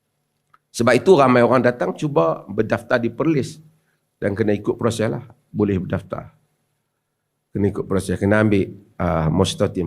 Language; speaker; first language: Malay; native; Malay